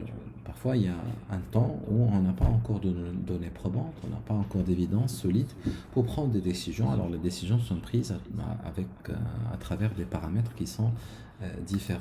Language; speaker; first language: French; non-native, local second language; Arabic